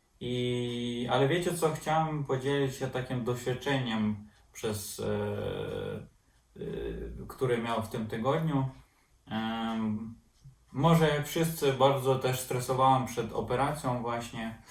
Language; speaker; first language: Polish; non-native, fluent; Ukrainian